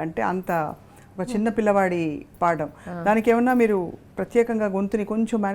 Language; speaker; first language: Telugu; native; Telugu